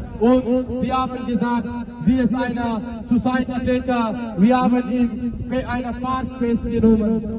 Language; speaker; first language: German; non-native, learner; Baluchi